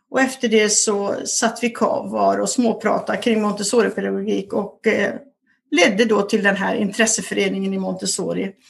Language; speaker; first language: Swedish; native; Swedish